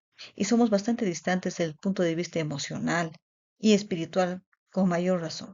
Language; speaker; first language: Spanish; native; Spanish